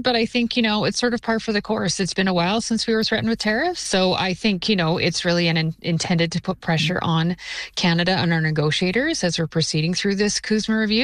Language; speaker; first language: English; native; English